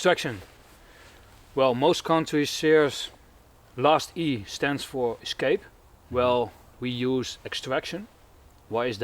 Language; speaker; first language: English; non-native, fluent; Dutch